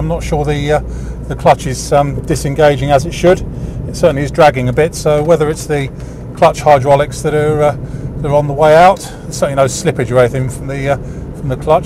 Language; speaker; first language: English; native; English